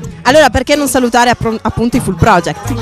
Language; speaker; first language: Italian; native; Italian